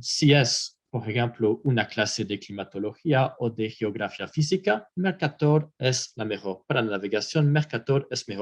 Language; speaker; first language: Spanish; non-native, fluent; French